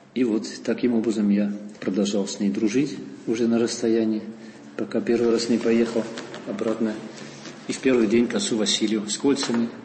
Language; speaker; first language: Russian; non-native, fluent; Dutch